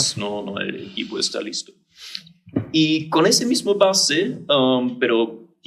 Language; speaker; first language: Spanish; non-native, fluent; German